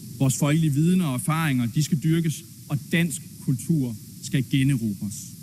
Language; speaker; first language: Danish; native; Danish